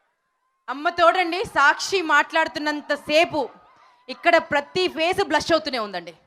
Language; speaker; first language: Telugu; native; Telugu